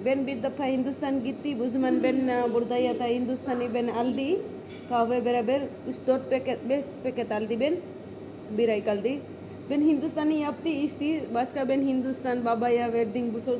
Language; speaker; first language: Turkish; non-native, learner; Gujarati